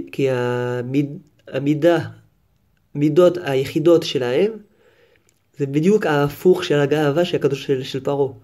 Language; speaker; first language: Hebrew; non-native, fluent; French